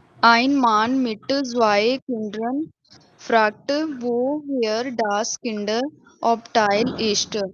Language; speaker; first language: German; non-native, learner; Hindi